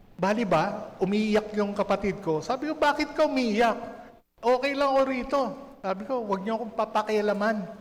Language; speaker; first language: Filipino; native; Filipino